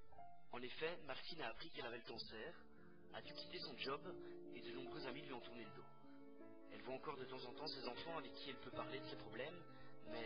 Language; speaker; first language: French; native; French